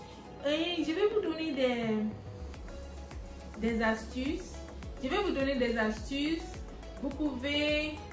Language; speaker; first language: French; non-native, fluent; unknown